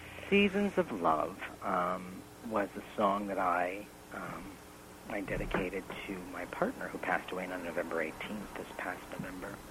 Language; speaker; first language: English; native; English